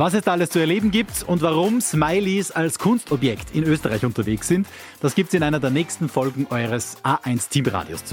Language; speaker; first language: German; native; German